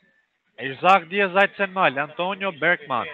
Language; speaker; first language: German; early bilingual, other home language; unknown